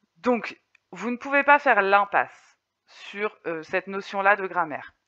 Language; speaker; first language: French; native; French